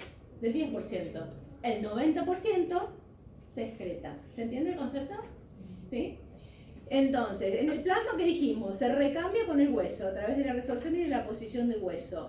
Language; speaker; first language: Spanish; native; Spanish